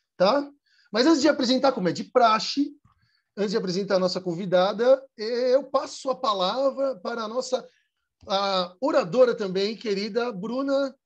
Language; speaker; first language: Portuguese; native; Portuguese